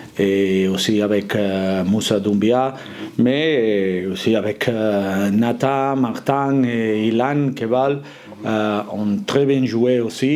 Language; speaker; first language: French; non-native, fluent; Spanish